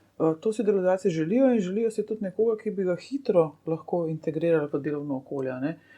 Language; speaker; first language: Slovenian; native; Slovenian